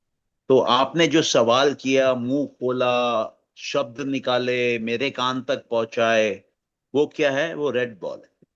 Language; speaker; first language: Hindi; native; Hindi